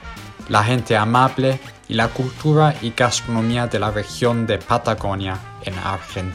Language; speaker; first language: Spanish; non-native, fluent; English